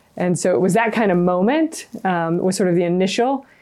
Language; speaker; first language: English; native; English